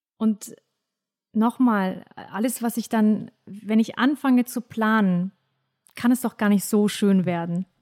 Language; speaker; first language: German; early bilingual, other home language; Turkish